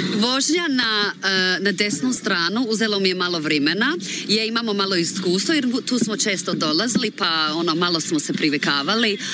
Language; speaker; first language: Croatian; early bilingual, heritage; Croatian